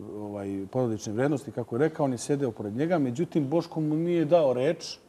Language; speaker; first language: Serbian; native; Serbian